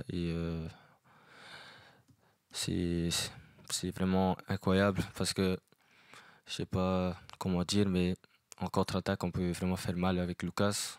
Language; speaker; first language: French; non-native, fluent; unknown